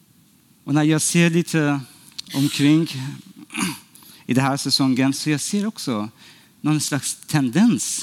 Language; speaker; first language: Swedish; non-native, fluent; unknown